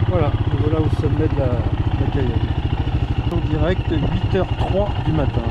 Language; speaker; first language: French; native; French